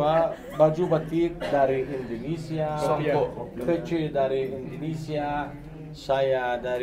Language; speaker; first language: Indonesian; non-native, learner; Arabic